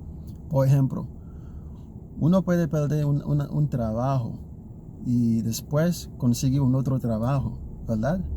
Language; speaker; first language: Spanish; non-native, learner; Haitian Creole